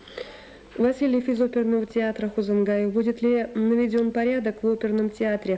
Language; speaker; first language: Russian; native; Russian